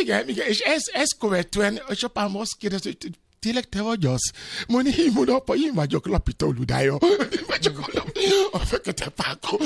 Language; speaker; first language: Hungarian; non-native, fluent; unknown